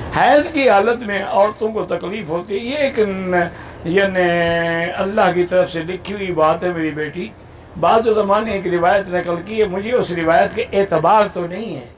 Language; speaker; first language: Urdu; non-native, local second language; Punjabi